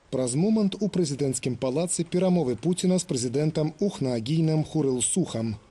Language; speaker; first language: Belarusian; non-native, local second language; Russian